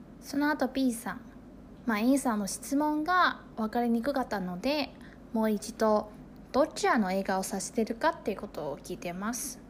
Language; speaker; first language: Japanese; non-native, fluent; Chinese